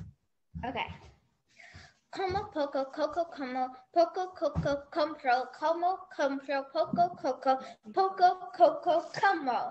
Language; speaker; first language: Spanish; non-native, learner; English